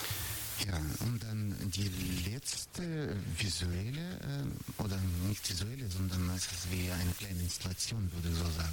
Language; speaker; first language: German; non-native, fluent; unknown